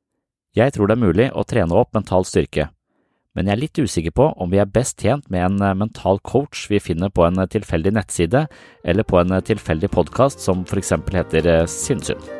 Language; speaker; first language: Norwegian; native; Norwegian